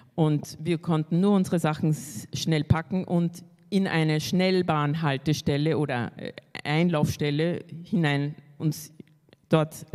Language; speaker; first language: German; early bilingual, other home language; Spanish